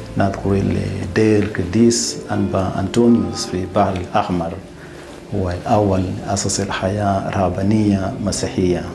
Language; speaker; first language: Arabic; non-native, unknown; Swahili